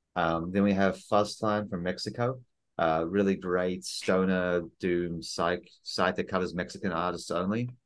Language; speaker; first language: English; native; English